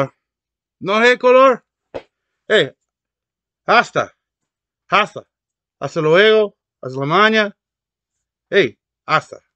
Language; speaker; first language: Spanish; non-native, learner; English